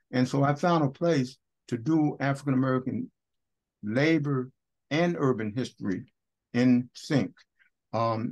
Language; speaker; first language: English; native; English